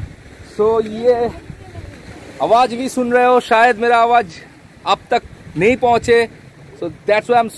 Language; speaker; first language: Hindi; non-native, local second language; Bangla